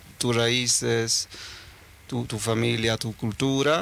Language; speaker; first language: Spanish; early bilingual, heritage; Norwegian